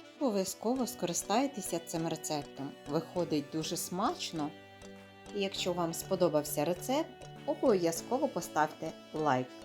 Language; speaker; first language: Ukrainian; native; Ukrainian